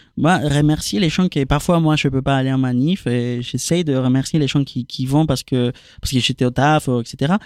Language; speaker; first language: French; non-native, fluent; Spanish